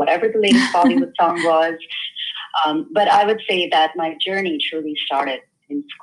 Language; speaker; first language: English; non-native, local second language; Hindi